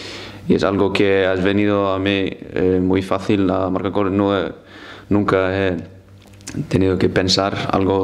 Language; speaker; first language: Spanish; non-native, fluent; Icelandic